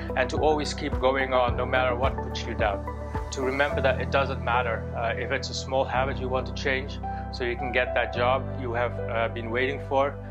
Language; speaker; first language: English; non-native, fluent; Dutch